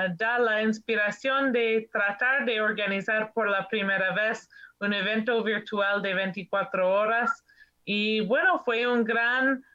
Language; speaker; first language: Spanish; non-native, fluent; English